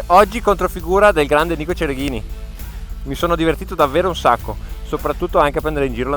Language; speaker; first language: Italian; native; Italian